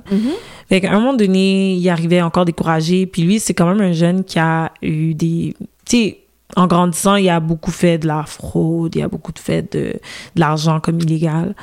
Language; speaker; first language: French; native; French